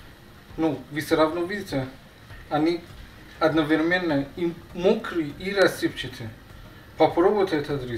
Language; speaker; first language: Russian; non-native, learner; Persian